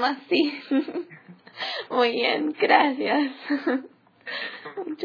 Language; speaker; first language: Spanish; early bilingual, heritage; English